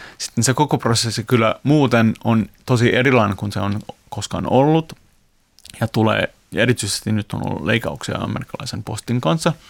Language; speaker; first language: Finnish; non-native, fluent; English